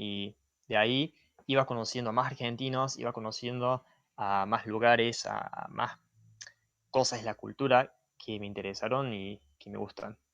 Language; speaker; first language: Spanish; non-native, fluent; English